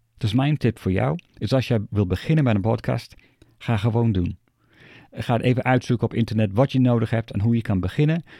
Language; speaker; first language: Dutch; non-native, fluent; English